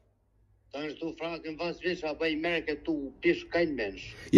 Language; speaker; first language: German; non-native, learner; Albanian